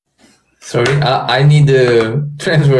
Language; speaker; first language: English; non-native, learner; Korean